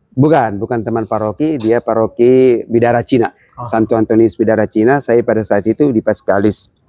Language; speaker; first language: Indonesian; non-native, local second language; Batak Toba